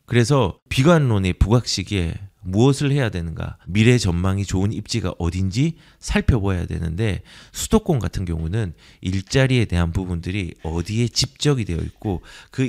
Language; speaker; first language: Korean; native; Korean